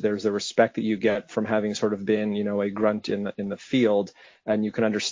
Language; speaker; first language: English; native; English